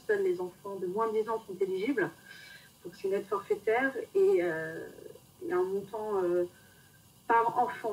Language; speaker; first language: French; native; French